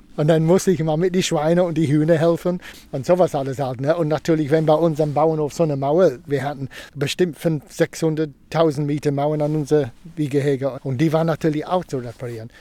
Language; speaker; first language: German; non-native, fluent; English